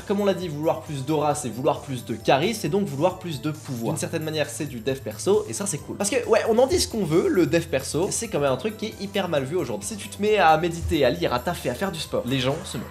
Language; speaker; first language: French; native; French